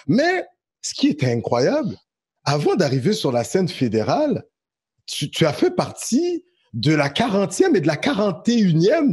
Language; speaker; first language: French; native; French